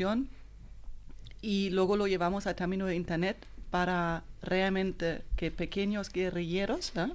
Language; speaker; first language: Spanish; non-native, fluent; German